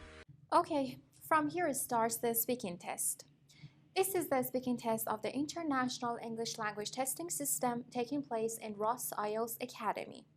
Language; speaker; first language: English; non-native, fluent; Persian